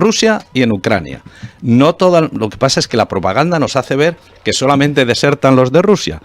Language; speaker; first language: Spanish; native; Spanish